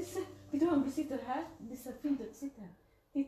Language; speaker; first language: Swedish; non-native, learner; Cebuano